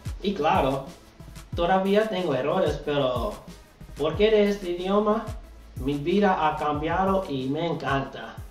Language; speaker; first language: Spanish; non-native, learner; English